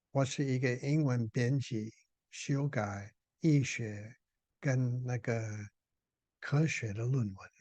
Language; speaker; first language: Chinese; non-native, fluent; English